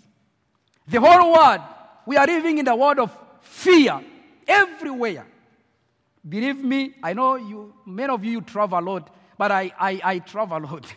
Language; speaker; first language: English; non-native, local second language; Kinyarwanda